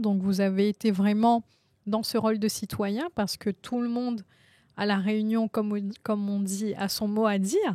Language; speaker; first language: French; native; French